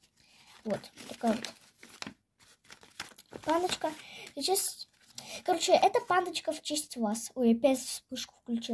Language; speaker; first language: Russian; native; Russian